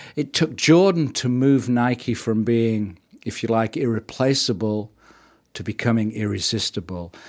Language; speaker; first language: English; native; English